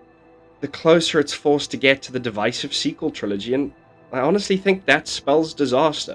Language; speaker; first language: English; native; English